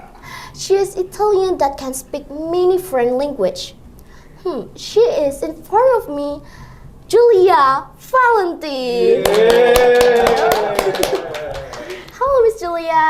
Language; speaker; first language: English; non-native, learner; Indonesian